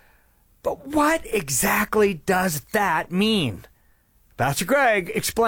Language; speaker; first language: English; native; English